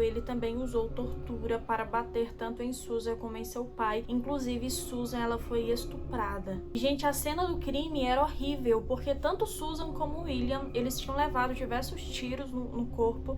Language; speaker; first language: Portuguese; native; Portuguese